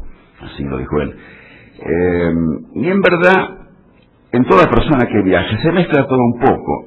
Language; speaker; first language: Spanish; native; Spanish